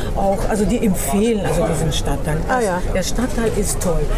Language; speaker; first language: German; non-native, fluent; Russian